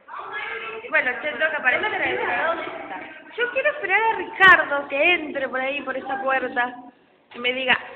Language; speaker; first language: Spanish; native; Spanish